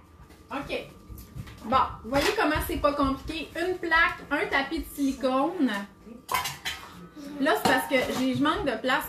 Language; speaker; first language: French; native; French